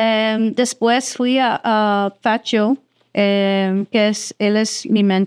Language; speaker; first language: Spanish; early bilingual, heritage; Spanish